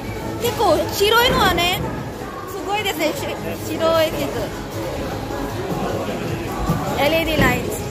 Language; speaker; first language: Japanese; non-native, learner; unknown